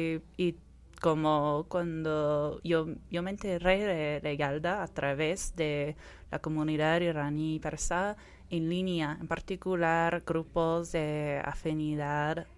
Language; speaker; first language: Spanish; non-native, fluent; English